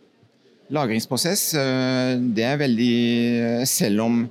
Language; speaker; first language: Norwegian; non-native, fluent; French